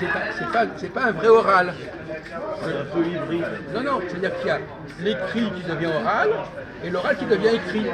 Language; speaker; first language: French; native; French